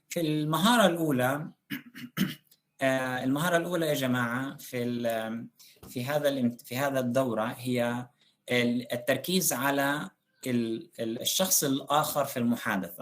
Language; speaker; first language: Arabic; native; Arabic